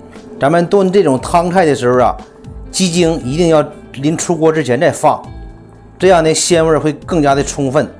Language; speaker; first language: Chinese; native; Chinese